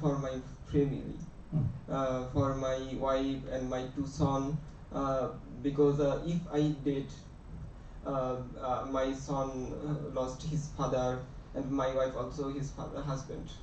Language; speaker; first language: English; non-native, learner; Bangla